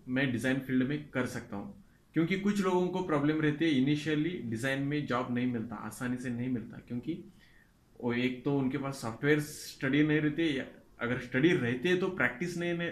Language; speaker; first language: Hindi; non-native, local second language; Kannada